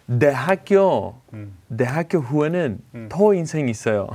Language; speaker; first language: Korean; non-native, learner; Greek